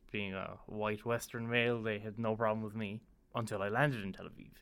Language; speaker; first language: English; native; English